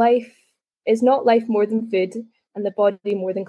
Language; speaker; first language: English; native; English